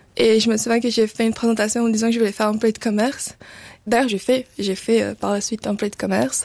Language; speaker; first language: French; early bilingual, other home language; Portuguese